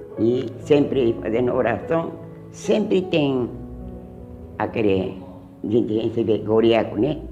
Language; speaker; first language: Portuguese; early bilingual, heritage; Japanese